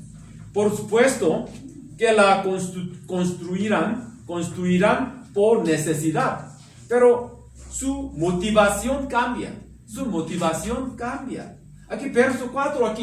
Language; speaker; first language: Spanish; non-native, learner; Korean